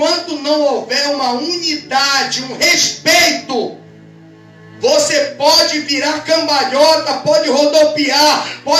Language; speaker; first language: Portuguese; native; Portuguese